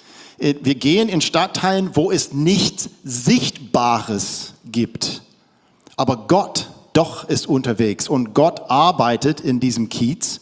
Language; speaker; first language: German; non-native, fluent; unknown